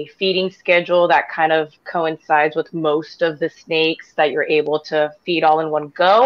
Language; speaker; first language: English; native; English